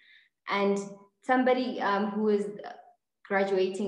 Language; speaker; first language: English; non-native, local second language; Tswana